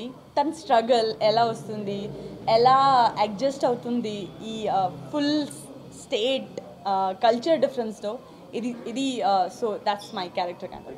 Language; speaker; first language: Telugu; non-native, learner; Gujarati